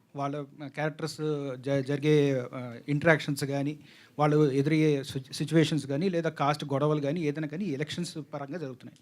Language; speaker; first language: Telugu; native; Telugu